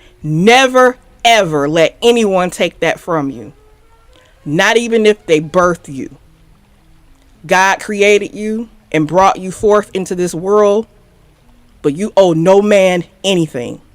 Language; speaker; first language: English; native; English